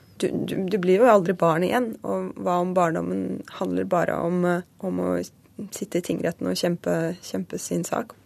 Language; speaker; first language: Norwegian; early bilingual, other home language; Russian